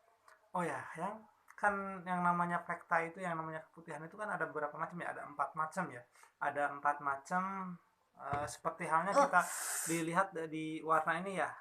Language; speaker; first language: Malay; non-native, local second language; Sundanese